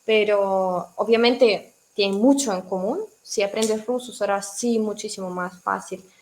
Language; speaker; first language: Spanish; non-native, fluent; Russian